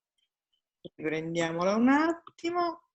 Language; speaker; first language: Italian; native; Italian